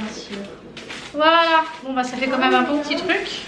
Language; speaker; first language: French; native; French